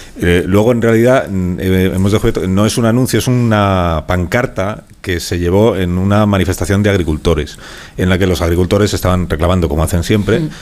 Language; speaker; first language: Spanish; native; Spanish